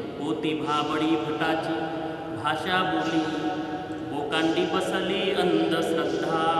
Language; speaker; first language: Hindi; non-native, local second language; Marathi